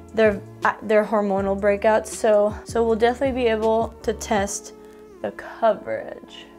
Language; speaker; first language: English; native; English